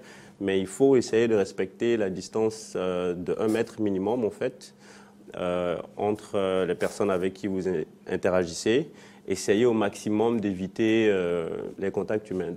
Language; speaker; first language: French; non-native, local second language; Fon